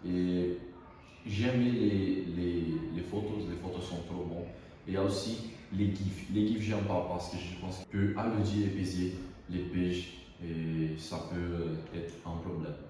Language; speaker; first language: French; non-native, learner; Portuguese